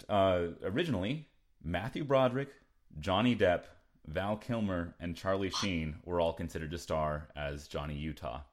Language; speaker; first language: English; native; English